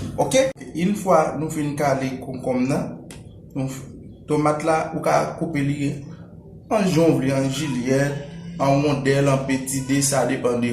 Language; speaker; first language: French; non-native, local second language; Haitian Creole